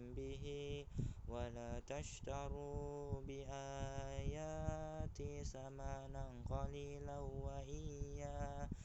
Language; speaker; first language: Arabic; non-native, learner; Indonesian